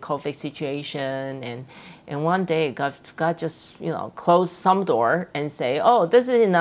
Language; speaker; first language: English; non-native, fluent; Chinese